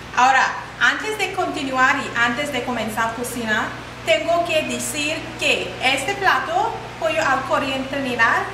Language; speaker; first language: Spanish; non-native, learner; English